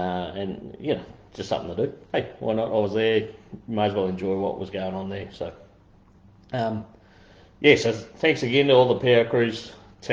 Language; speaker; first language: English; native; English